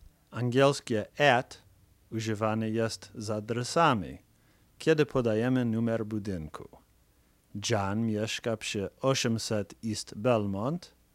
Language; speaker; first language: Polish; non-native, fluent; English